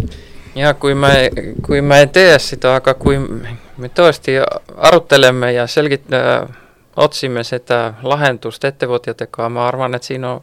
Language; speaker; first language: Estonian; non-native, learner; Finnish